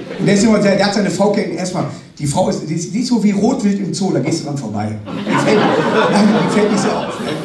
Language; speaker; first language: German; native; German